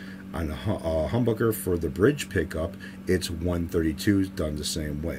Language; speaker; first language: English; native; English